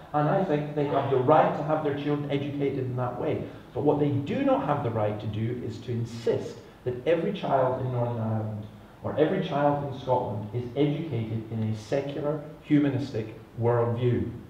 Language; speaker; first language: English; native; English